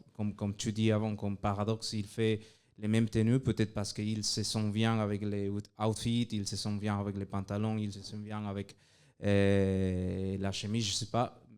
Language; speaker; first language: French; non-native, fluent; Spanish